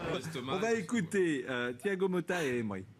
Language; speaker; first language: French; native; French